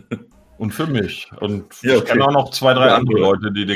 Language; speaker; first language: German; native; German